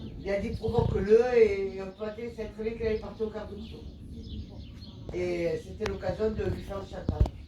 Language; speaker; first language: French; native; French